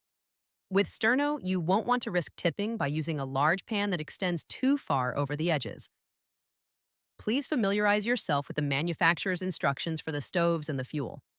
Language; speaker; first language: English; native; English